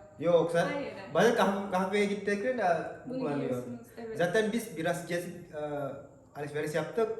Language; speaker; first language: Turkish; non-native, learner; Indonesian